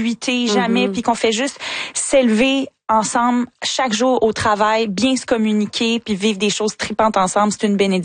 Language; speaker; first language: French; native; French